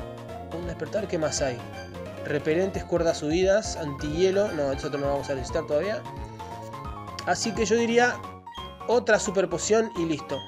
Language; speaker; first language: Spanish; native; Spanish